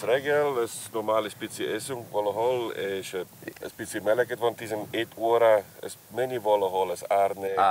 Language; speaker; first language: Hungarian; non-native, learner; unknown